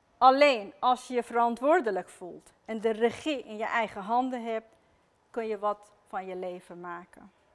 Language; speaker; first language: Dutch; non-native, fluent; Persian